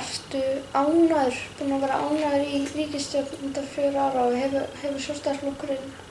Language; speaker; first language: Icelandic; native; Icelandic